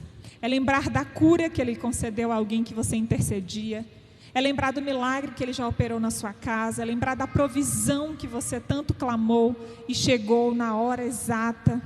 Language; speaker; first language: Portuguese; native; Portuguese